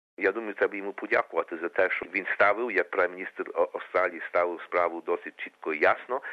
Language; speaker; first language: Ukrainian; early bilingual, heritage; Ukrainian